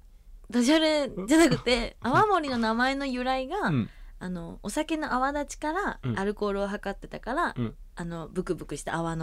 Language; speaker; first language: Japanese; native; Japanese